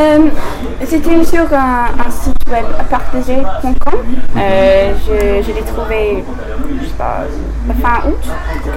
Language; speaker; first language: French; non-native, learner; English